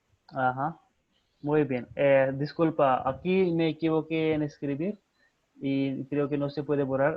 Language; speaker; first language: Spanish; non-native, fluent; Hindi